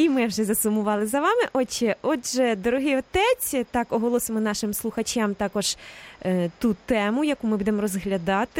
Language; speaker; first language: Ukrainian; native; Ukrainian